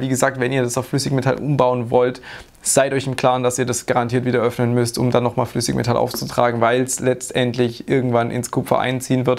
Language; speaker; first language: German; native; German